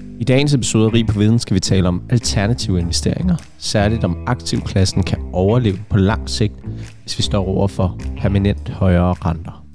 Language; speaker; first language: Danish; native; Danish